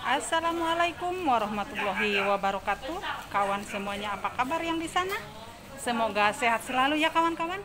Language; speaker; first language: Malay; non-native, local second language; Sundanese